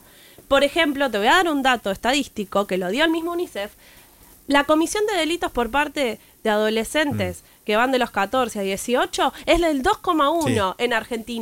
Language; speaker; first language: Spanish; native; Spanish